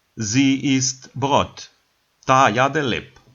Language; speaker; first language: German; non-native, fluent; Macedonian